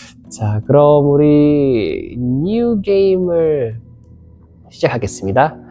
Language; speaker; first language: Korean; non-native, learner; Indonesian